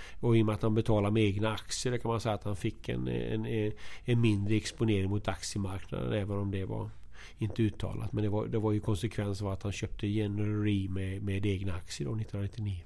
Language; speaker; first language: Swedish; native; Swedish